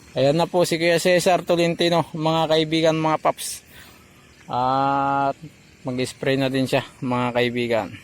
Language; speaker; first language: Filipino; native; Filipino